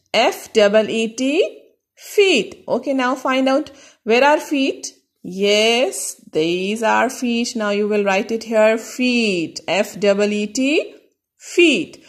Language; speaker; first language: English; non-native, local second language; Urdu